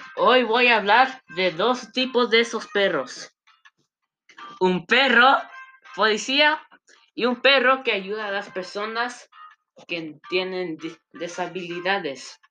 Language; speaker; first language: Spanish; non-native, learner; English